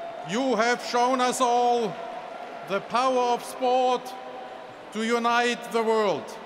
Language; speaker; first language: English; non-native, fluent; German